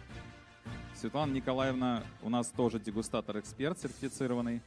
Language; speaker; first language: Russian; native; Russian